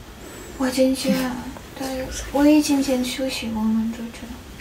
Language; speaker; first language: Chinese; non-native, learner; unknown